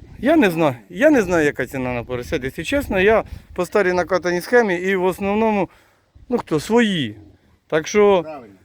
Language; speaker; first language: Ukrainian; native; Ukrainian